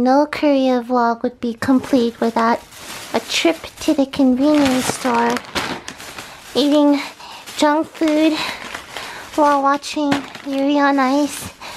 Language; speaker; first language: English; early bilingual, other home language; Korean